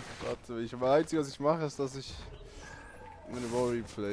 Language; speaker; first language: German; native; German